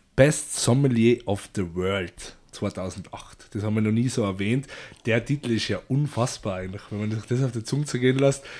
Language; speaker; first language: German; native; German